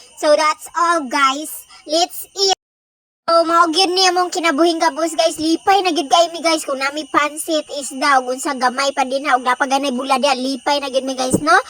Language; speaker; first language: Cebuano; native; Cebuano